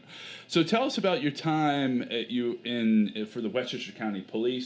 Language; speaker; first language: English; native; English